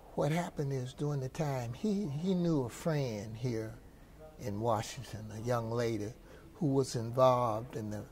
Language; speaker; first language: English; native; English